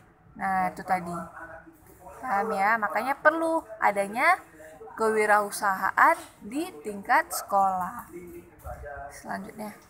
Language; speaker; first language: Indonesian; native; Indonesian